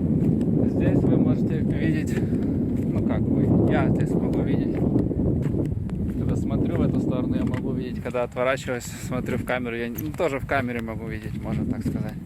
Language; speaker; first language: Russian; native; Russian